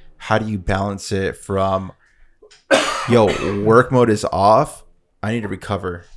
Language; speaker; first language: English; native; English